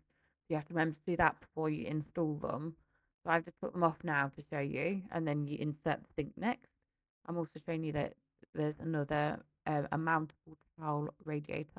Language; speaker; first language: English; native; English